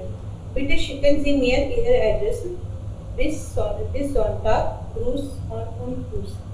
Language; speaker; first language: German; non-native, learner; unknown